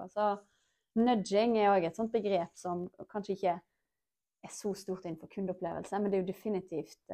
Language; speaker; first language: Norwegian; native; Norwegian